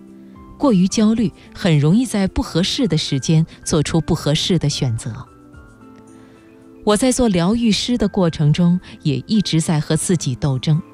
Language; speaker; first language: Chinese; native; Chinese